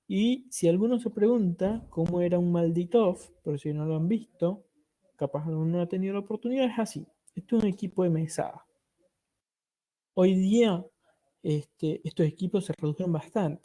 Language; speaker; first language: Spanish; native; Spanish